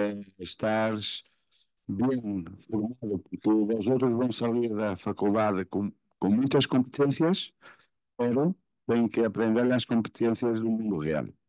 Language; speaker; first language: Spanish; non-native, fluent; Portuguese